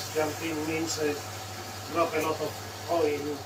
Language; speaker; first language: English; non-native, learner; Spanish